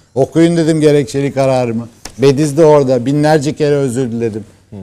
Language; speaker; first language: Turkish; native; Turkish